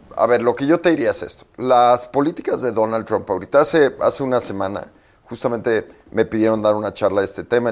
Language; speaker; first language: Spanish; native; Spanish